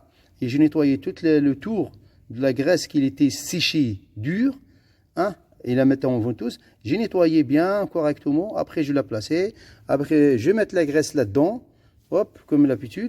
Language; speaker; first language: French; non-native, fluent; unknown